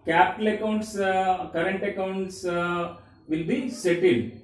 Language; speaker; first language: English; non-native, local second language; Telugu